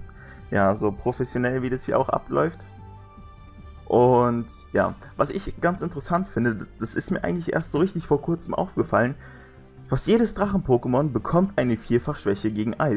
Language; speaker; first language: German; native; German